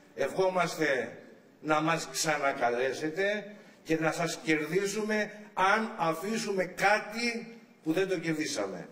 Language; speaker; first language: Greek; native; Greek